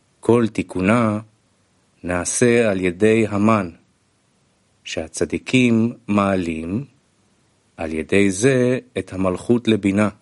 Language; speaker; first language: Hebrew; non-native, fluent; Russian